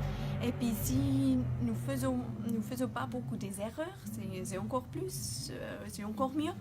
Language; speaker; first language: French; non-native, learner; German